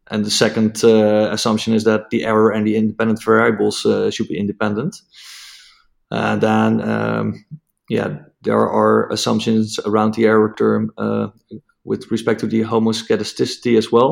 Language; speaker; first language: English; non-native, fluent; Dutch